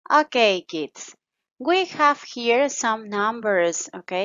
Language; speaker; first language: English; non-native, fluent; Spanish